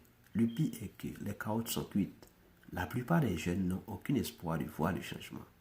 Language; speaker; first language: French; non-native, local second language; Haitian Creole